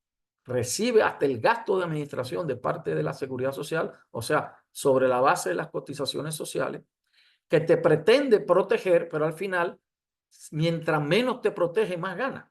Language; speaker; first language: Spanish; native; Spanish